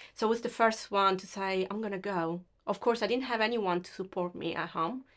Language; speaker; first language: English; non-native, fluent; Italian